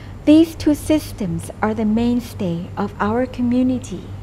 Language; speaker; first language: English; non-native, fluent; Thai